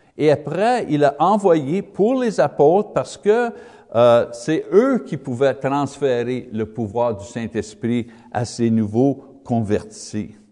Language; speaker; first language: French; non-native, learner; English